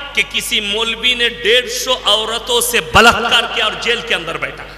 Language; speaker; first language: Hindi; non-native, local second language; Bangla